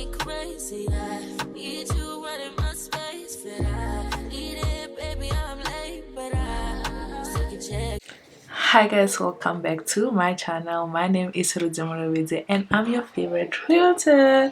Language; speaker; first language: English; non-native, local second language; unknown